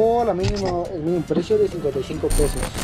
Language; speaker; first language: Spanish; native; Spanish